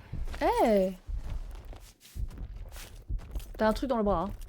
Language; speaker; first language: French; native; French